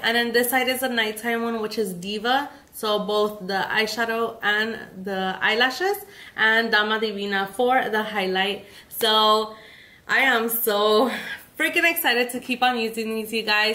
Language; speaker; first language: English; early bilingual, other home language; Spanish